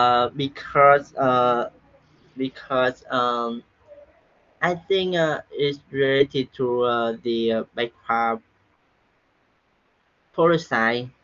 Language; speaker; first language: English; non-native, learner; Vietnamese